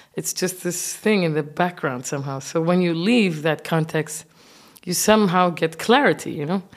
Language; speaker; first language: English; non-native, fluent; Arabic